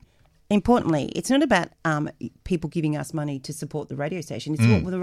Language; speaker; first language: English; native; English